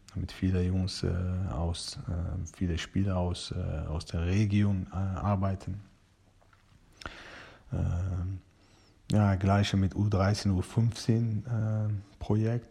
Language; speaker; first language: German; non-native, fluent; Persian